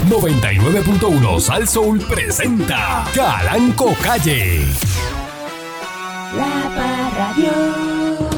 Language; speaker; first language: Spanish; native; Spanish